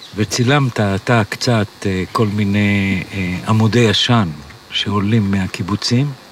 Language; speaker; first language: Hebrew; native; Hebrew